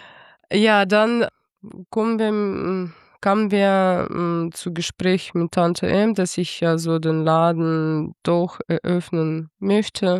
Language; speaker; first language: German; non-native, fluent; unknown